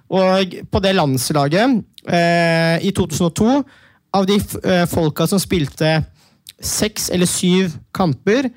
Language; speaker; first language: Norwegian; early bilingual, other home language; Turkish